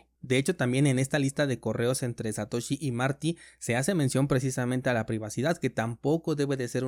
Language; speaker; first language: Spanish; native; Spanish